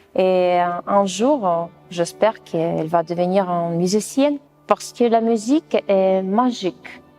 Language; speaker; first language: French; non-native, fluent; Russian